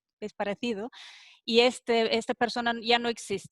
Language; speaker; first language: Spanish; non-native, fluent; German